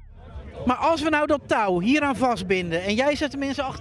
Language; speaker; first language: Dutch; native; Dutch